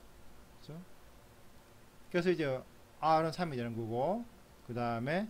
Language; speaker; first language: Korean; native; Korean